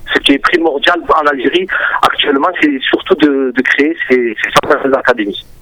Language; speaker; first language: French; native; French